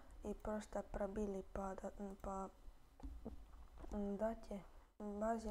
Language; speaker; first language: Russian; early bilingual, heritage; Russian